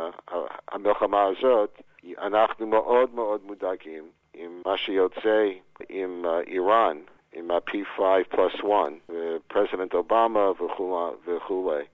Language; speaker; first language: Hebrew; non-native, fluent; English